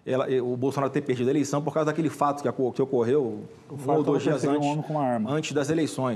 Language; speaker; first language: Portuguese; native; Portuguese